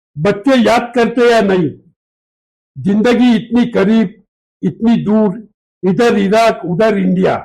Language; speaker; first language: Hindi; non-native, local second language; Marathi